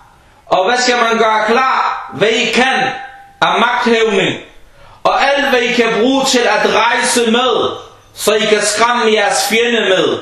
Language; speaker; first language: Danish; early bilingual, other home language; Arabic